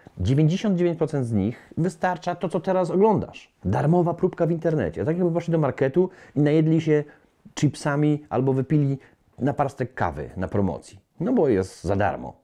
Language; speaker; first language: Polish; native; Polish